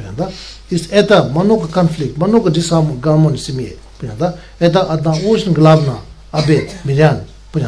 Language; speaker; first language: Russian; non-native, learner; Tibetan